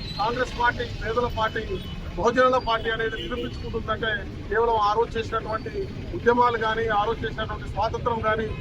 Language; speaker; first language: Telugu; native; Telugu